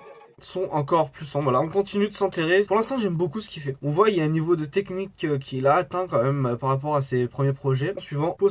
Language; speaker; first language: French; native; French